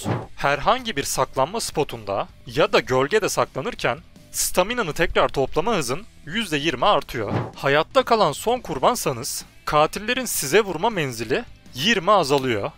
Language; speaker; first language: Turkish; native; Turkish